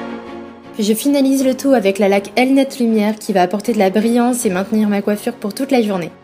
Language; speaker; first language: French; native; French